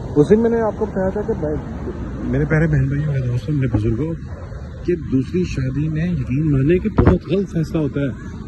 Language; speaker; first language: Urdu; non-native, local second language; Punjabi